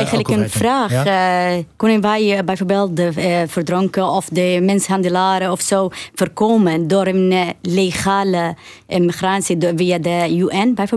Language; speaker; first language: Dutch; non-native, learner; Arabic